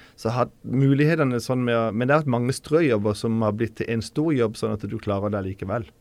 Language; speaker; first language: Norwegian; native; Norwegian